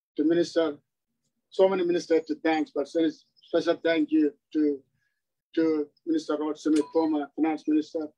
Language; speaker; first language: English; non-native, local second language; Tamil